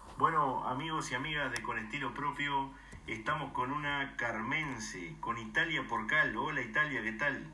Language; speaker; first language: Spanish; native; Spanish